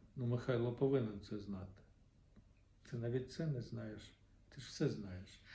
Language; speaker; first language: Ukrainian; non-native, local second language; Russian